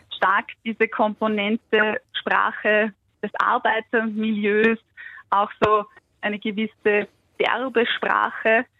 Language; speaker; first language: German; native; German